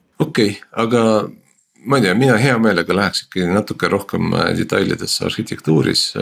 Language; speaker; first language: Estonian; native; Estonian